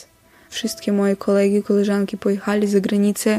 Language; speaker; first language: Polish; non-native, learner; Ukrainian